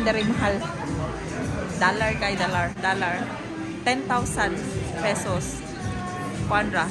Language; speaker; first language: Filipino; non-native, local second language; Cebuano